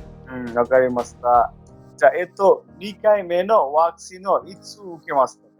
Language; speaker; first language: Japanese; non-native, fluent; Bangla